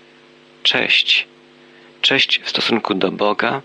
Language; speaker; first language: Polish; native; Polish